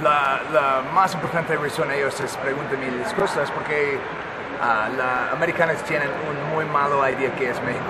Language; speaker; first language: Spanish; non-native, learner; English